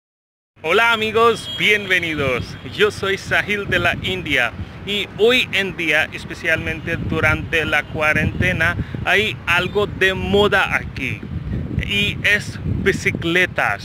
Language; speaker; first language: Spanish; non-native, fluent; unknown